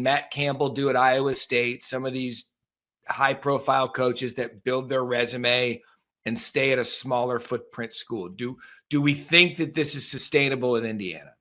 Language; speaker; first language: English; native; English